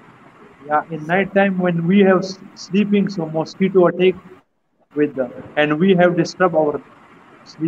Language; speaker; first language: English; non-native, learner; Pashto